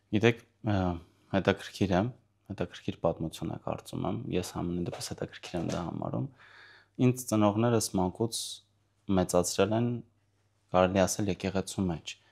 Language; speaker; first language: Armenian; early bilingual, heritage; Armenian